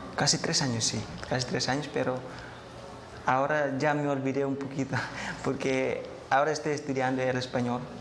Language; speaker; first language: Spanish; non-native, learner; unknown